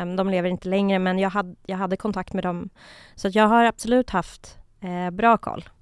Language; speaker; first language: Swedish; early bilingual, other home language; Kurdish